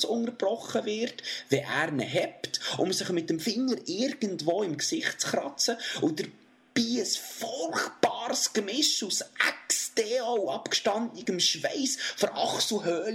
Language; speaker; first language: German; native; German